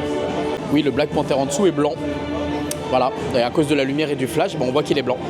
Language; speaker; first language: French; native; French